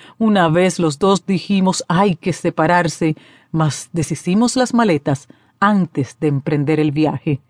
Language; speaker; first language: Spanish; native; Spanish